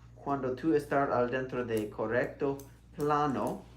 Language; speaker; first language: Spanish; non-native, learner; English